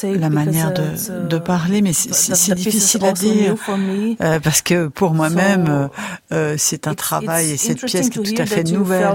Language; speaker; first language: French; non-native, fluent; Portuguese